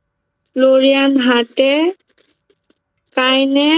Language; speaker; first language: German; non-native, learner; Bangla